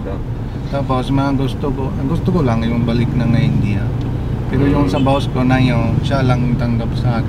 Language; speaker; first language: Filipino; non-native, local second language; Cebuano